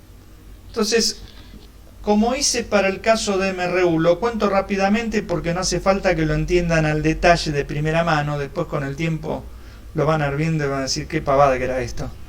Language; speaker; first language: Spanish; native; Spanish